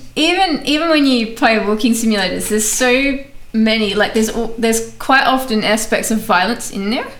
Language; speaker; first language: English; native; English